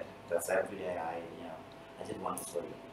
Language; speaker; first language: English; non-native, fluent; Vietnamese